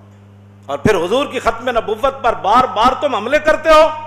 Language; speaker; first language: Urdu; non-native, local second language; Punjabi